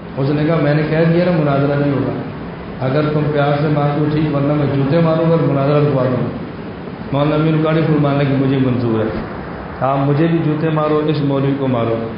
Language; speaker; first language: Urdu; native; Urdu